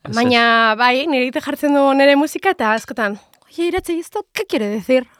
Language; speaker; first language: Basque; non-native, local second language; Spanish